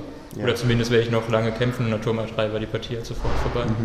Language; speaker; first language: German; native; German